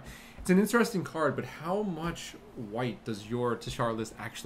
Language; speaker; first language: English; native; English